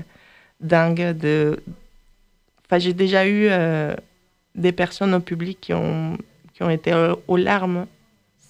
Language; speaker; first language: French; non-native, fluent; Spanish